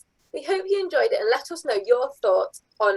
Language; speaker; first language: English; native; English